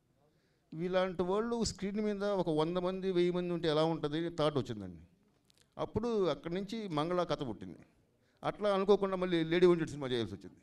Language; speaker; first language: Telugu; native; Telugu